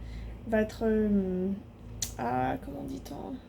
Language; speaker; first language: French; non-native, learner; English